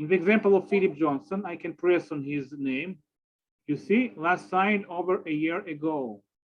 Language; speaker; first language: English; non-native, fluent; Russian